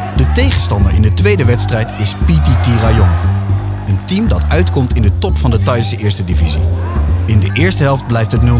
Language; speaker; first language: Dutch; native; Dutch